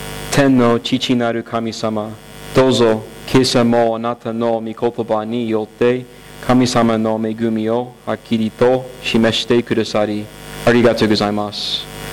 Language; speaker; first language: Japanese; non-native, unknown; English